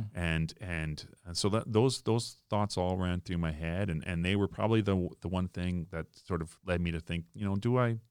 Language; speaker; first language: English; native; English